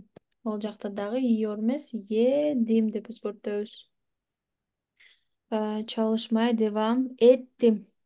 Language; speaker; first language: Turkish; non-native, fluent; Kyrgyz